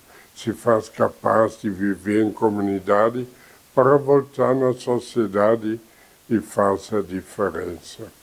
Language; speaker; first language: Portuguese; non-native, fluent; German